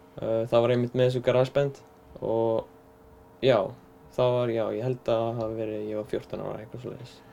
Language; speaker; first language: Icelandic; native; Icelandic